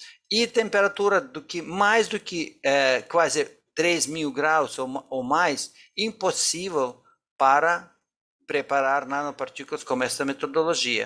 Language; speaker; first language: Portuguese; non-native, fluent; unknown